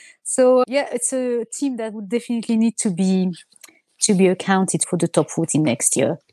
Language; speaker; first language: English; non-native, fluent; French